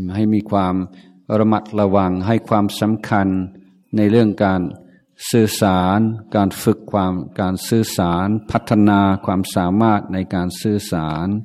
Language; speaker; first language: Thai; non-native, fluent; English